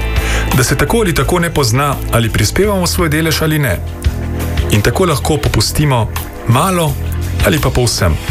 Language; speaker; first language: Slovenian; native; Slovenian